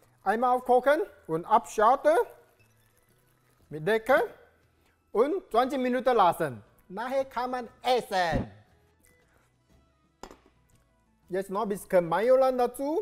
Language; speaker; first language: German; non-native, learner; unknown